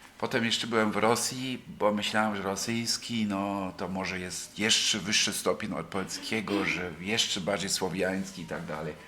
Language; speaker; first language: Polish; non-native, fluent; German